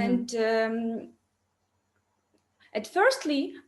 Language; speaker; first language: English; non-native, learner; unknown